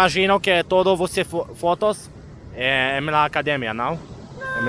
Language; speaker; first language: Portuguese; non-native, learner; Hebrew